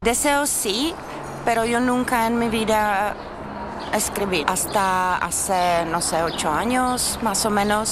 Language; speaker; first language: Spanish; non-native, fluent; Czech